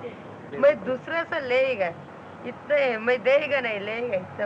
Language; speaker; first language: Hindi; non-native, local second language; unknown